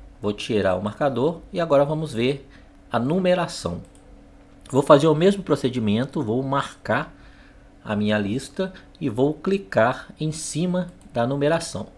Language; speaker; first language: Portuguese; native; Portuguese